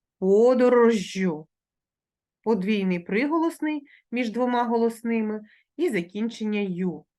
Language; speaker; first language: Ukrainian; native; Ukrainian